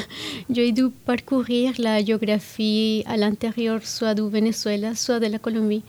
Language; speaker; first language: French; non-native, fluent; Spanish